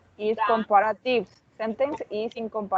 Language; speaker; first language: English; non-native, learner; Spanish